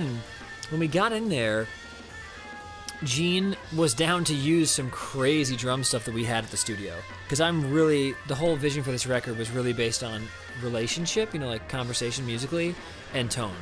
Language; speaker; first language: English; native; English